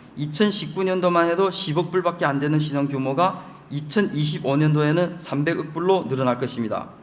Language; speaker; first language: Korean; early bilingual, heritage; Chinese